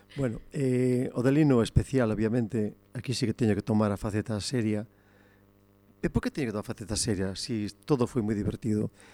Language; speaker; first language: Galician; non-native, local second language; Spanish